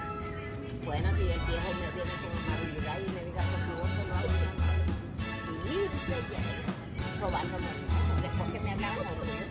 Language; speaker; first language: Spanish; native; Spanish